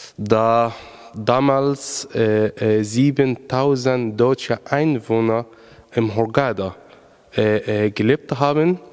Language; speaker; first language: German; non-native, fluent; Arabic